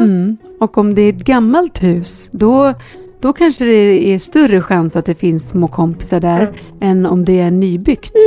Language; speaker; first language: Swedish; native; Swedish